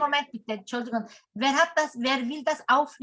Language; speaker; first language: German; non-native, fluent; Turkish